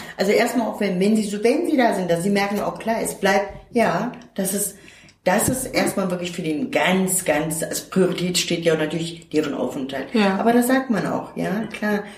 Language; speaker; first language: German; non-native, fluent; Turkish